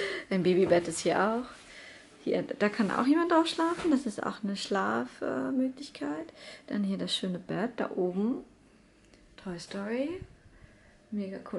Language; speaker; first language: German; native; German